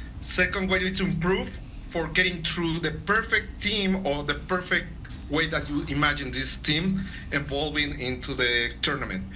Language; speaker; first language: English; non-native, learner; Spanish